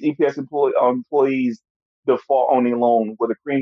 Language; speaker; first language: English; native; English